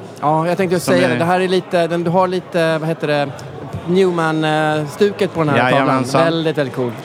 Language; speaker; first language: Swedish; native; Swedish